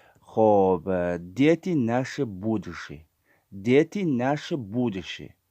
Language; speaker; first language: Russian; non-native, fluent; Tajik